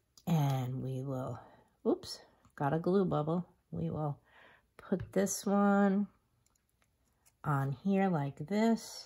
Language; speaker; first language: English; native; English